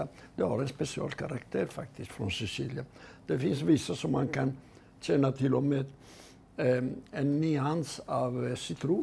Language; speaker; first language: Swedish; non-native, fluent; Italian